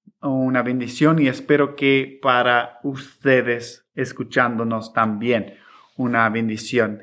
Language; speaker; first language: Spanish; non-native, fluent; English